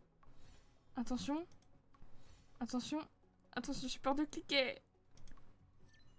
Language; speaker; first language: French; native; French